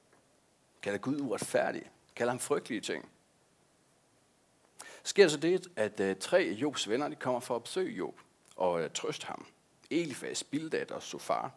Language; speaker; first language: Danish; native; Danish